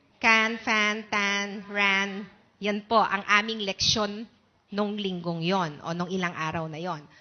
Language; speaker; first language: Filipino; native; Filipino